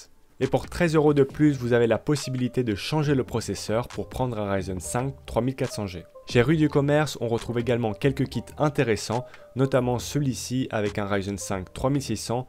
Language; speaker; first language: French; native; French